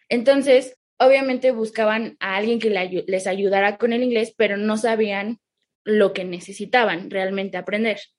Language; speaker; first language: Spanish; early bilingual, heritage; Spanish